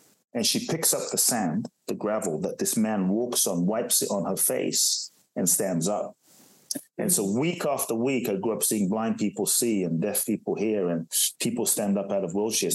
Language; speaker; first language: English; native; English